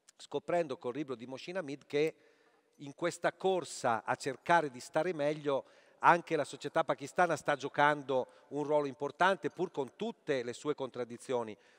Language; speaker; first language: Italian; native; Italian